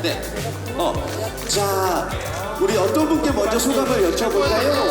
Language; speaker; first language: Korean; native; Korean